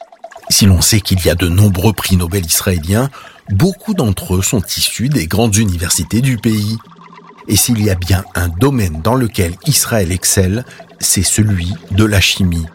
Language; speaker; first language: French; native; French